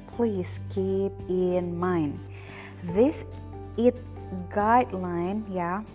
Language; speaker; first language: English; non-native, fluent; Indonesian